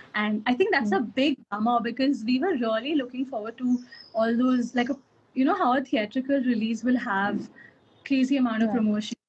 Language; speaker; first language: English; non-native, local second language; Kannada